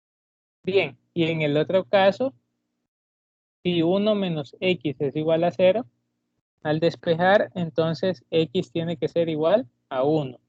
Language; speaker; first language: Spanish; native; Spanish